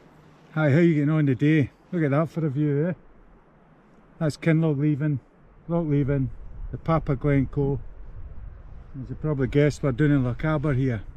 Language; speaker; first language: English; native; English